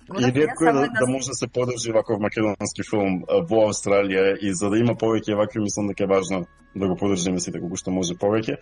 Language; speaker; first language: Macedonian; native; Macedonian